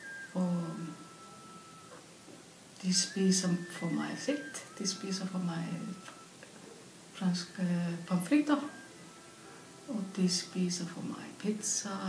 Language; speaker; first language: Danish; non-native, fluent; Icelandic